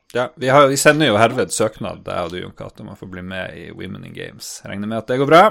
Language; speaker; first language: Norwegian; native; Norwegian